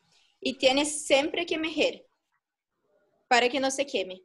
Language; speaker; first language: Spanish; non-native, fluent; Portuguese